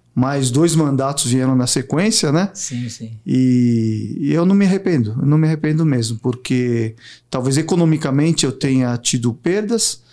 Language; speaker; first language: Portuguese; native; Portuguese